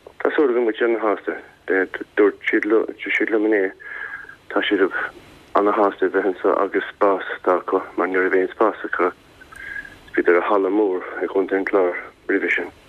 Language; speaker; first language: Irish; native; Irish